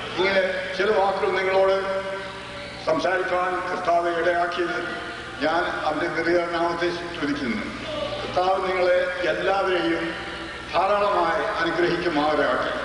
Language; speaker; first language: Malayalam; early bilingual, other home language; English